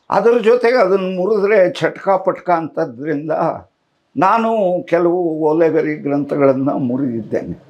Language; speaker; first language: Kannada; non-native, local second language; Tamil